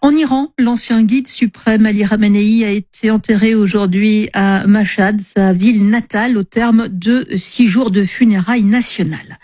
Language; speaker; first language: French; native; French